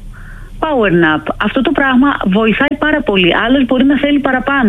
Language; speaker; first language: Greek; native; Greek